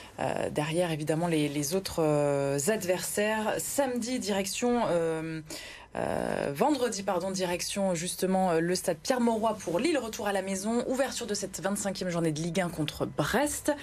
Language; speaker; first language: French; native; French